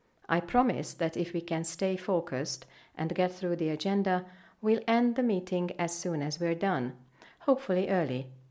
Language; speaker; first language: English; non-native, fluent; Hungarian